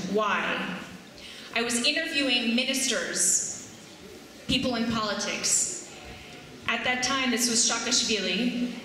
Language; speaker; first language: English; native; English